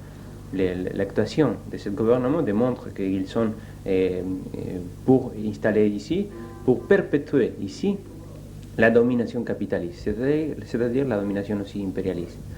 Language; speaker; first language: French; non-native, learner; Spanish